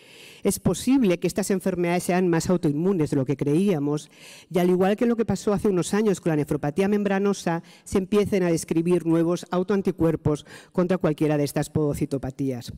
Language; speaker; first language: Spanish; native; Spanish